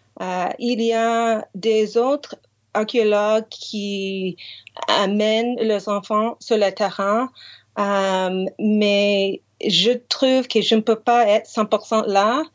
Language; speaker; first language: French; non-native, fluent; English